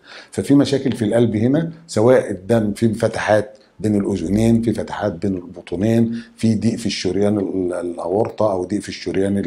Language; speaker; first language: Arabic; native; Arabic